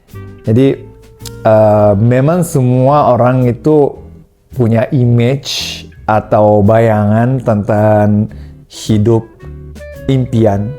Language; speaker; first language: Indonesian; non-native, fluent; Japanese